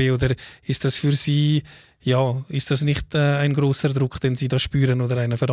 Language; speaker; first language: German; native; German